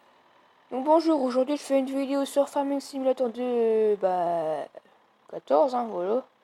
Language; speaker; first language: French; native; French